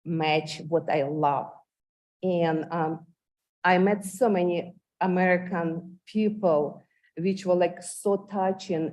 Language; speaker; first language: English; non-native, fluent; Ukrainian